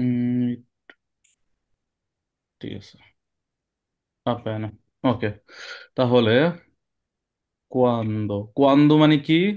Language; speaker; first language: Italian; non-native, learner; Bangla